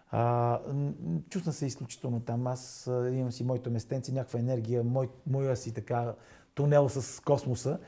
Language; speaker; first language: Bulgarian; native; Bulgarian